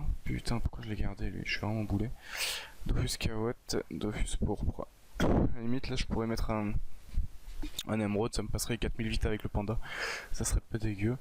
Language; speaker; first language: French; native; French